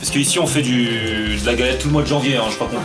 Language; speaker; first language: French; native; French